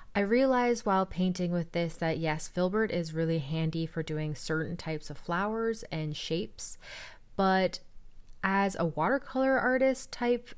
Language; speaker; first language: English; native; English